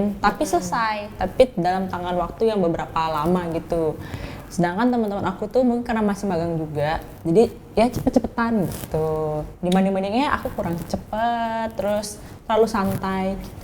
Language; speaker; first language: Indonesian; native; Indonesian